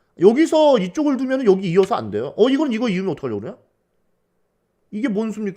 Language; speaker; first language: Korean; native; Korean